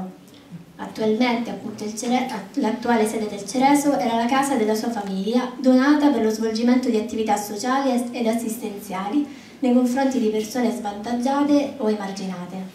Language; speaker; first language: Italian; native; Italian